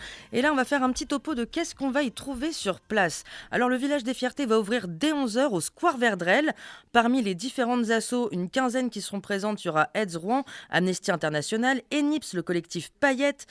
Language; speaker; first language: French; native; French